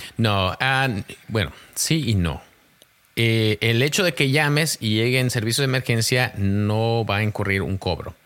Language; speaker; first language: Spanish; early bilingual, heritage; Spanish